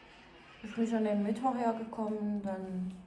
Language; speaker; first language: German; non-native, learner; Mongolian